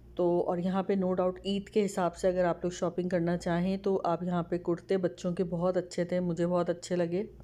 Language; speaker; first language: Urdu; native; Urdu